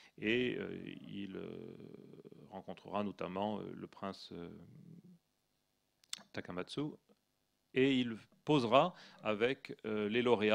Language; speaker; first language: French; native; French